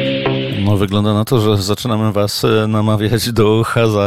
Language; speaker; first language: Polish; native; Polish